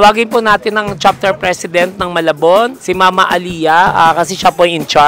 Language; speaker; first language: Filipino; native; Filipino